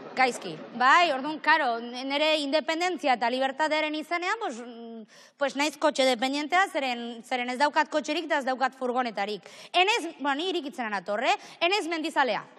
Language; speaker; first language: Basque; native; Basque